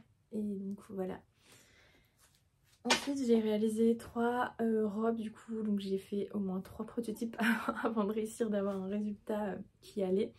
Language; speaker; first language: French; native; French